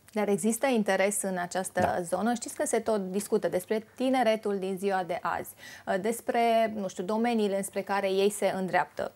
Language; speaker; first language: Romanian; native; Romanian